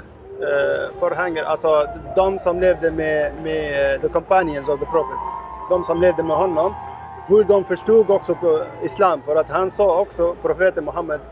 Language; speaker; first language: Swedish; non-native, learner; Arabic